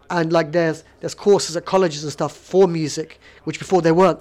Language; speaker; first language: English; native; English